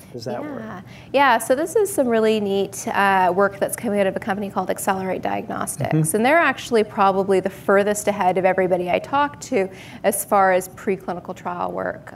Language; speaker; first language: English; native; English